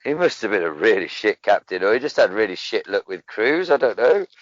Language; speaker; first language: English; native; English